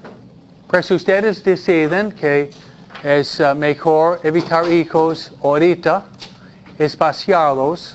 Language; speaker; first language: Spanish; non-native, fluent; English